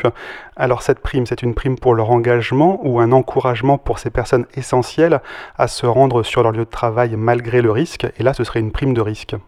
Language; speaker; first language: French; native; French